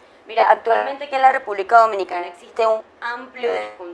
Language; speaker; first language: Spanish; native; Spanish